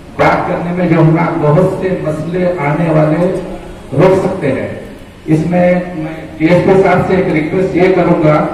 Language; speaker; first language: Urdu; native; Urdu